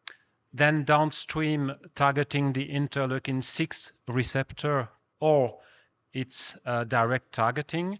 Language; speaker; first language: English; non-native, fluent; French